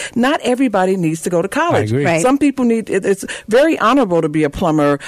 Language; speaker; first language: English; native; English